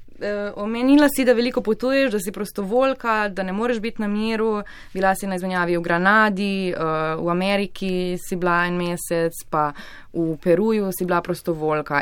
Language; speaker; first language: Slovenian; native; Slovenian